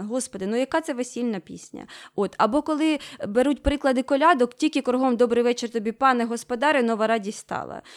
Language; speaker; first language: Ukrainian; native; Ukrainian